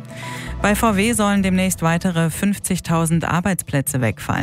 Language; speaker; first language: German; native; German